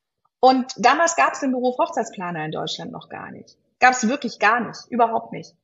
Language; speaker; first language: German; native; German